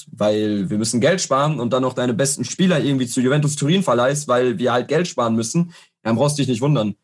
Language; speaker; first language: German; native; German